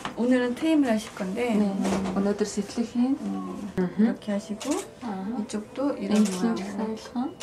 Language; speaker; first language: Mongolian; native; Mongolian